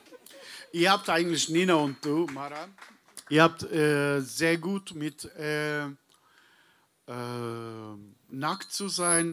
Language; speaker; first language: German; non-native, learner; Turkish